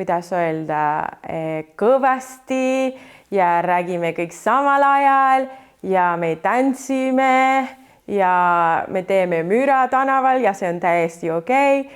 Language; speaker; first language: Estonian; non-native, fluent; Spanish